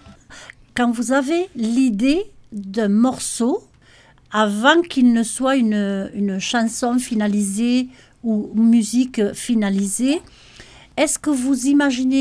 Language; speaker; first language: French; native; French